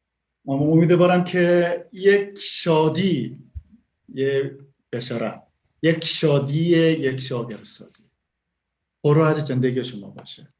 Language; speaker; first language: Persian; non-native, learner; Korean